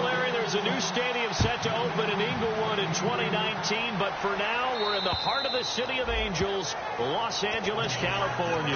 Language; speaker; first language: English; native; English